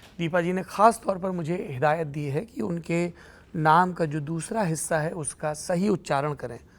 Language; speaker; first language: Hindi; native; Hindi